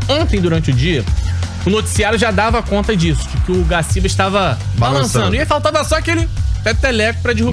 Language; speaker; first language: Portuguese; native; Portuguese